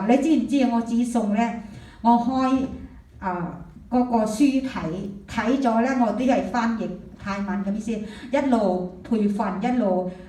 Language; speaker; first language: Cantonese; non-native, fluent; Thai